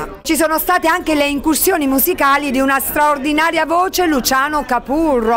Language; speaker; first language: Italian; native; Italian